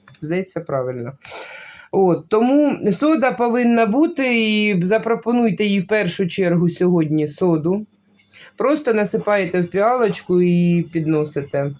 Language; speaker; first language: Ukrainian; non-native, local second language; Russian